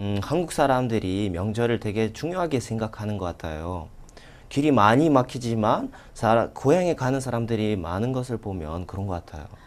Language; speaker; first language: Korean; non-native, learner; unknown